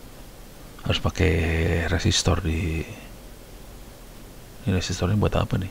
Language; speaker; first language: Indonesian; native; Indonesian